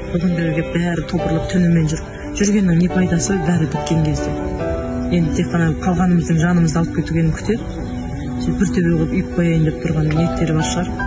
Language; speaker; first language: Kazakh; native; Kazakh